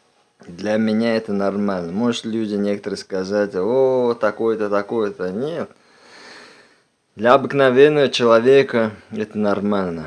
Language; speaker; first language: Russian; non-native, local second language; Uzbek